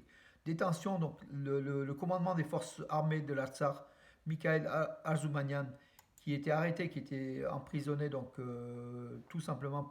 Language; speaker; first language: French; native; French